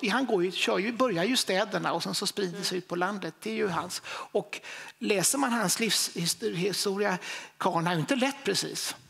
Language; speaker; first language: Swedish; native; Swedish